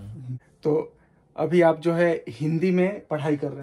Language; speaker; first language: Hindi; native; Hindi